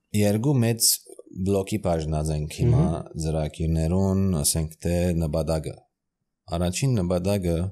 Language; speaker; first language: Armenian; early bilingual, heritage; Armenian